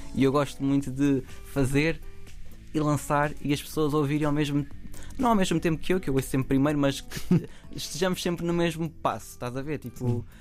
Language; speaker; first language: Portuguese; native; Portuguese